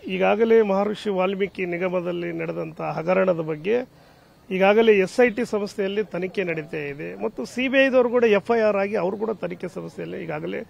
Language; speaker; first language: Kannada; native; Kannada